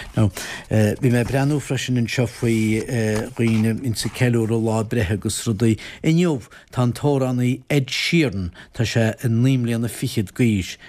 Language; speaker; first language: Irish; native; Irish